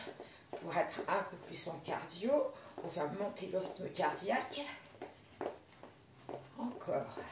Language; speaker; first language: French; native; French